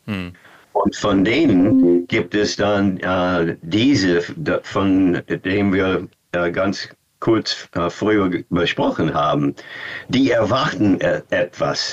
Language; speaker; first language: German; non-native, fluent; English